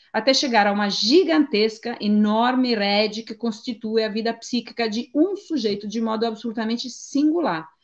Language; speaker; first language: Portuguese; non-native, fluent; Italian